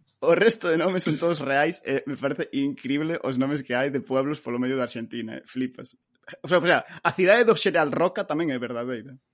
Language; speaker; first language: Galician; native; Galician